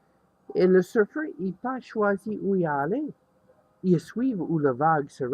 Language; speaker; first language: French; non-native, learner; English